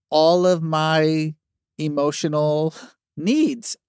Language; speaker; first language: English; native; English